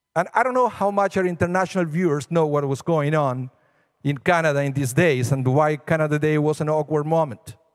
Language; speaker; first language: English; non-native, fluent; Spanish